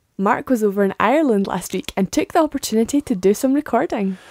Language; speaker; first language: English; native; English